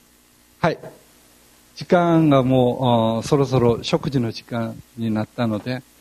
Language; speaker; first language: Japanese; non-native, fluent; Korean